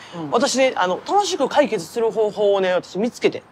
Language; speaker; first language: Japanese; native; Japanese